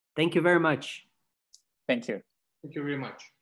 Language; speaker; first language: English; non-native, fluent; Spanish